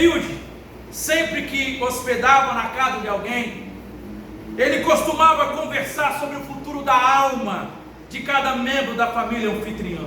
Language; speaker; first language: Portuguese; native; Portuguese